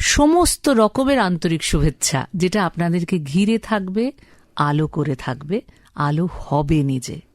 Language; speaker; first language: Bangla; native; Bangla